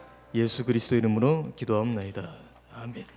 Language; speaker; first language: Korean; native; Korean